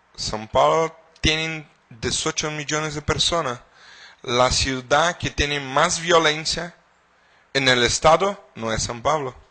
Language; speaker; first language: Spanish; non-native, fluent; Portuguese